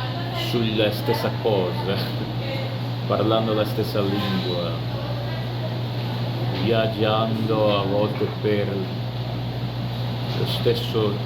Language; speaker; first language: Italian; non-native, learner; Portuguese